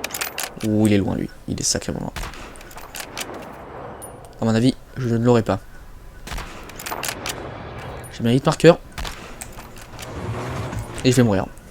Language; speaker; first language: French; native; French